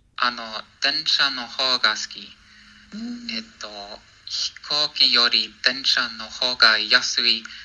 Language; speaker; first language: Japanese; non-native, learner; English